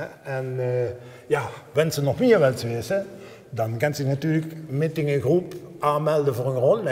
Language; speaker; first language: Dutch; native; Dutch